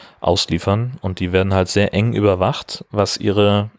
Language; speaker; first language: German; native; German